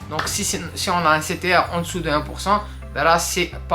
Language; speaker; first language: French; native; French